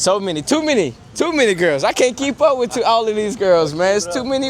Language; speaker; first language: English; native; English